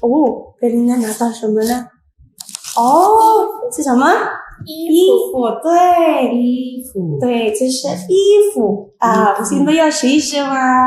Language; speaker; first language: Chinese; non-native, fluent; Indonesian